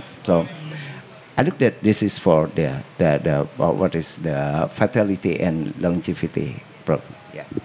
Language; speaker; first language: English; non-native, learner; Indonesian